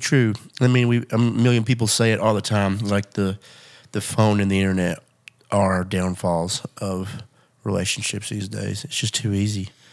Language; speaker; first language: English; native; English